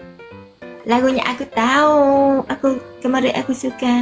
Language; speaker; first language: Indonesian; non-native, learner; Vietnamese